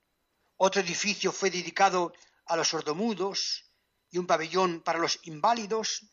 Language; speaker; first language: Spanish; native; Spanish